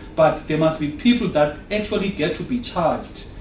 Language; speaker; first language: English; non-native, local second language; Xhosa